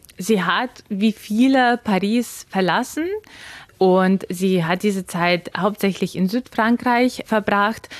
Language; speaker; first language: German; non-native, fluent; Ukrainian